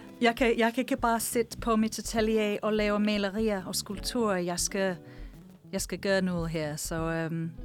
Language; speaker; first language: Danish; non-native, fluent; English